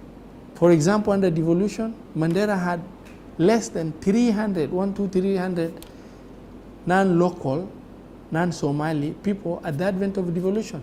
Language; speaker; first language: English; non-native, local second language; Somali